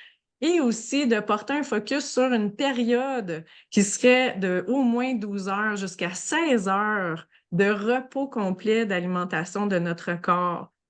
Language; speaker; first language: French; native; French